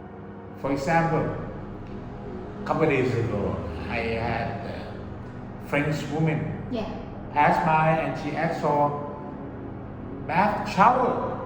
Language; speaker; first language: English; early bilingual, other home language; Thai